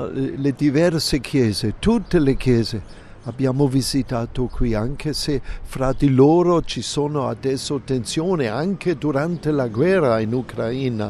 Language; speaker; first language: Italian; non-native, fluent; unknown